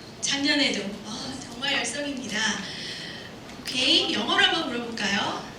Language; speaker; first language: Korean; native; Korean